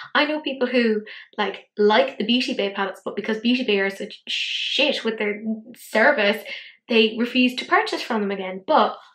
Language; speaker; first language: English; native; English